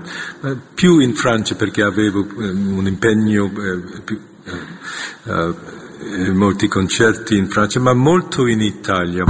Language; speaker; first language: Italian; non-native, fluent; Korean